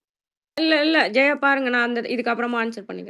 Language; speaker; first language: Tamil; native; Tamil